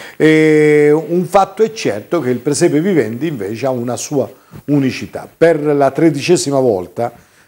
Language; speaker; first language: Italian; native; Italian